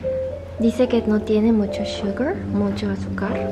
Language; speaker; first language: Spanish; non-native, fluent; Korean